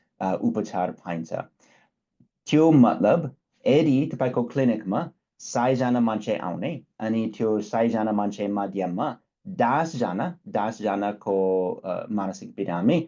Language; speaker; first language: Nepali; non-native, fluent; English